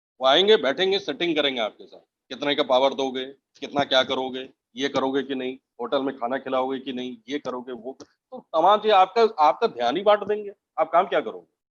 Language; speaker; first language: Hindi; native; Hindi